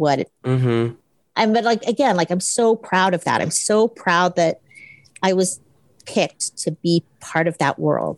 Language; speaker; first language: English; native; English